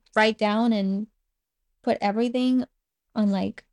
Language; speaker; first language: English; non-native, fluent; Spanish